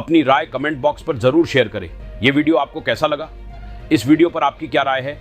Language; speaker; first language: Hindi; native; Hindi